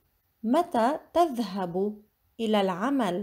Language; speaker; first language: Arabic; non-native, fluent; English